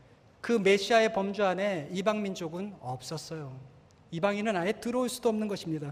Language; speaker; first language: Korean; native; Korean